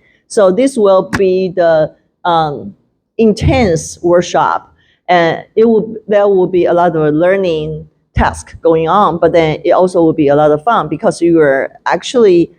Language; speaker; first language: English; non-native, fluent; Chinese